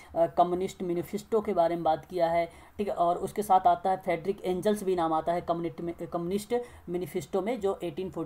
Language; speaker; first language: Hindi; native; Hindi